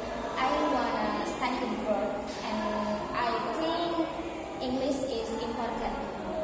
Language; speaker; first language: English; non-native, learner; Indonesian